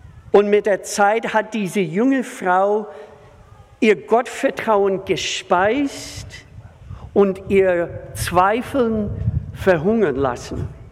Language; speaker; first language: German; non-native, fluent; English